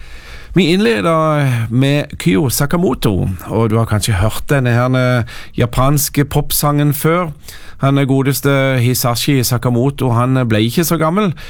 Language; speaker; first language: Norwegian; native; Norwegian